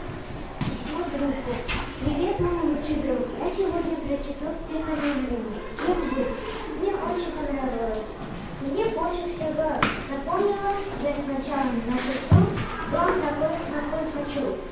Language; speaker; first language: Russian; non-native, local second language; Kazakh